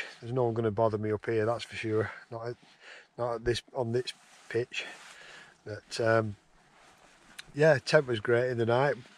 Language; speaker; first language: English; native; English